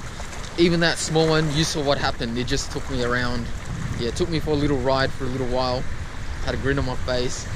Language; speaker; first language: English; native; English